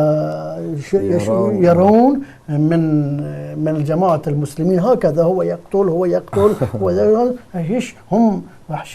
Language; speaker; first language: Arabic; non-native, fluent; Persian